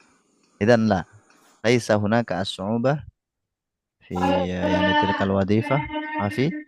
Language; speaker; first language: Arabic; non-native, fluent; Indonesian